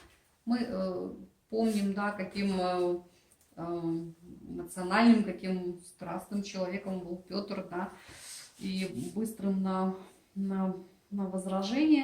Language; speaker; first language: Russian; native; Russian